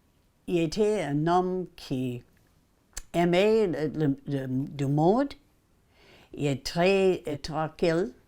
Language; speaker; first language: French; non-native, local second language; English